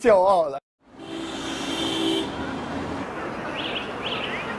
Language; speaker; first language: Chinese; non-native, fluent; Russian